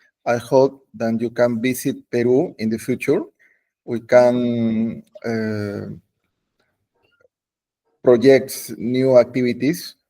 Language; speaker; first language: English; non-native, learner; Spanish